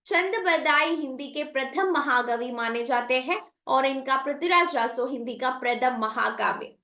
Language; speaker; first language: Hindi; non-native, local second language; Malayalam